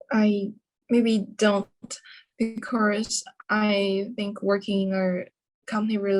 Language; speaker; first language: English; non-native, learner; Chinese